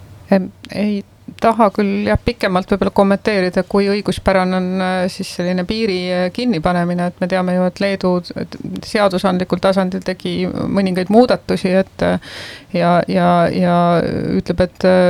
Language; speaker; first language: Estonian; native; Estonian